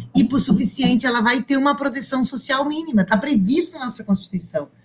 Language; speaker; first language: Portuguese; native; Portuguese